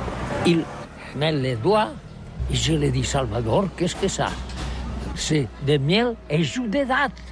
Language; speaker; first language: French; non-native, learner; Catalan